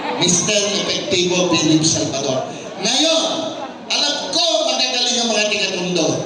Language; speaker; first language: Filipino; native; Filipino